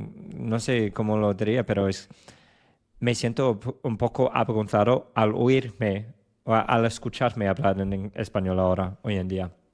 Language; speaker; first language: Spanish; non-native, fluent; English